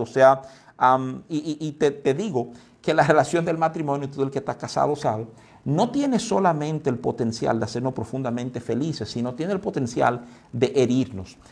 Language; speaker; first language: Spanish; native; Spanish